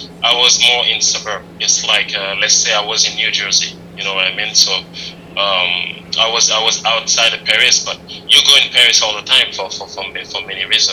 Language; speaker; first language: English; non-native, fluent; French